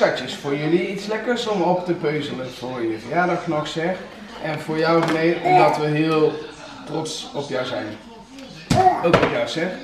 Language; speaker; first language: Dutch; native; Dutch